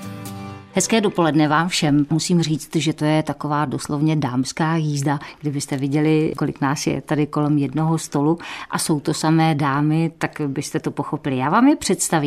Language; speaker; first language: Czech; native; Czech